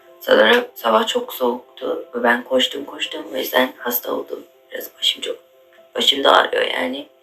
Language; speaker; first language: Turkish; non-native, learner; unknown